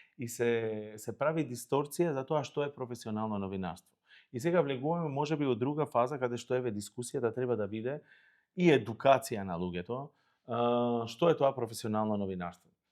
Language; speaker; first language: Macedonian; non-native, local second language; Albanian